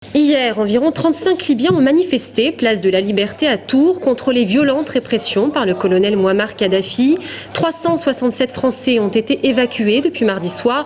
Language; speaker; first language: French; native; French